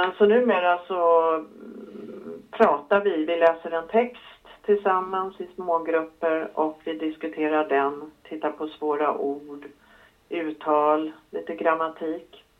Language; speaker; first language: Swedish; native; Swedish